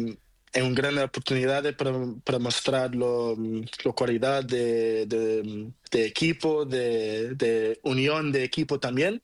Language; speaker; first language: Spanish; non-native, learner; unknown